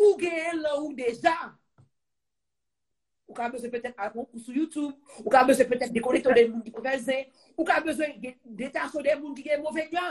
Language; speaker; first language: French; non-native, local second language; Haitian Creole